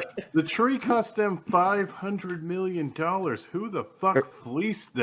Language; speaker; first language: English; native; English